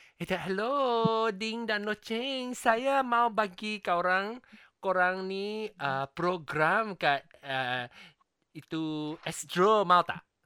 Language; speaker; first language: Malay; non-native, local second language; Chinese